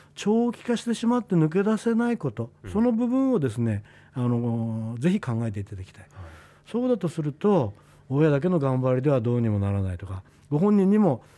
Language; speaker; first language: Japanese; native; Japanese